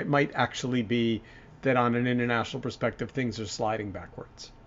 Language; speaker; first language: English; native; English